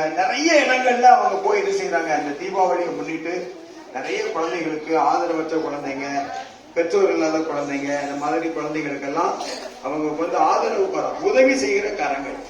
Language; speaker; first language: Tamil; native; Tamil